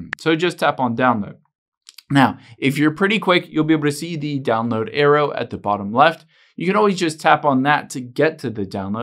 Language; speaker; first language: English; native; English